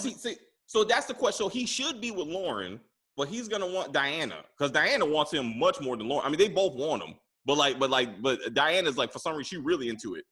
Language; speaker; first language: English; native; English